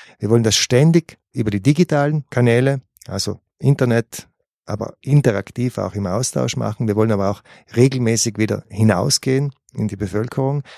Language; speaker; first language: German; native; German